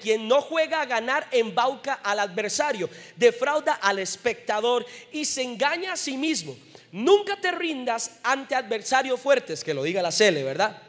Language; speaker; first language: Spanish; native; Spanish